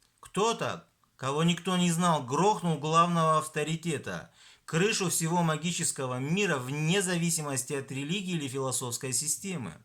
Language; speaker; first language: Russian; non-native, local second language; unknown